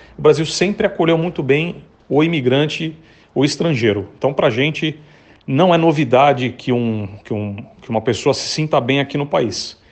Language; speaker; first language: Portuguese; native; Portuguese